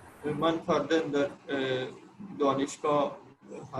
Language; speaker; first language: Persian; non-native, learner; Urdu